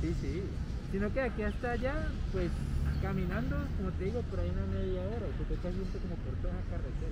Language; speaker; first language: Spanish; native; Spanish